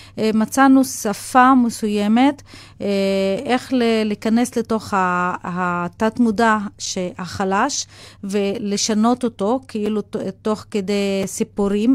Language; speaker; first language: Hebrew; non-native, local second language; Arabic